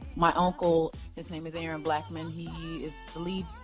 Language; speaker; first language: English; native; English